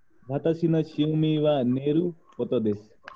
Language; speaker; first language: Japanese; non-native, learner; Nepali